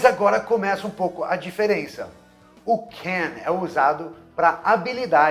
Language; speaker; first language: Portuguese; non-native, fluent; English